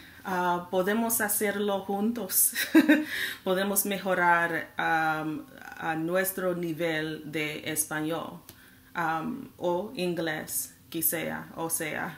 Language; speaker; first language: Spanish; non-native, learner; English